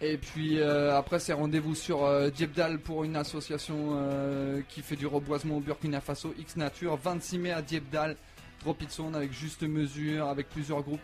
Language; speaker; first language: French; native; French